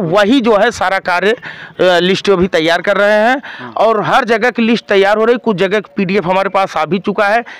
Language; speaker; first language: Hindi; native; Hindi